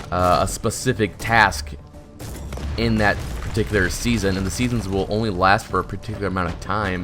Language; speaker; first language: English; native; English